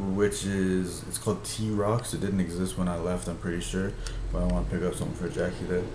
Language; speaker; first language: English; native; English